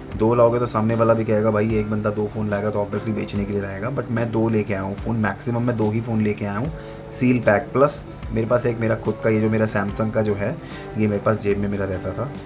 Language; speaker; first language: Hindi; native; Hindi